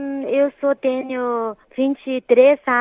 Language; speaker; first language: Portuguese; non-native, fluent; Chinese